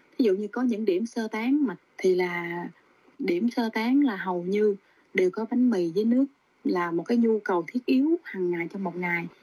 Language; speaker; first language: Vietnamese; native; Vietnamese